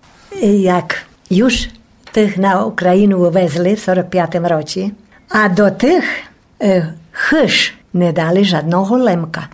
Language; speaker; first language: Polish; non-native, local second language; Rusyn